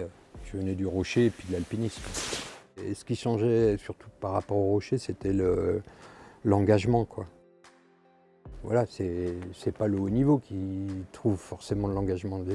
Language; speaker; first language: French; native; French